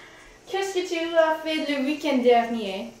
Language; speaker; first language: French; non-native, learner; English